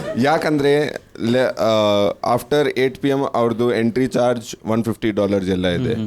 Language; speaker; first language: Kannada; non-native, learner; Punjabi